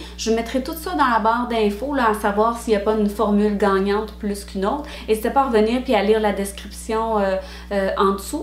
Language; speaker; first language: French; native; French